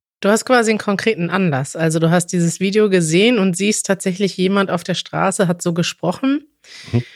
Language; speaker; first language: German; native; German